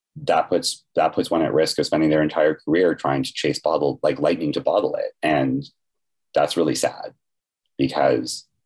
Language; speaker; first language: English; native; English